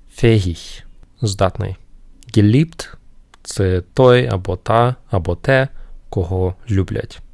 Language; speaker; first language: Ukrainian; non-native, local second language; Russian